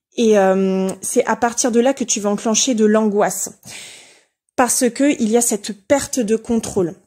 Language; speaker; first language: French; native; French